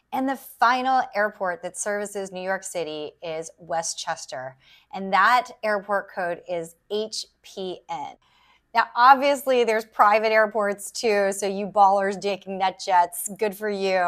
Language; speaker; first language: English; native; English